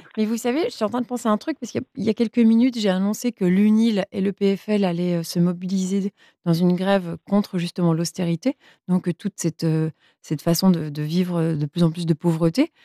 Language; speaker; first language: French; native; French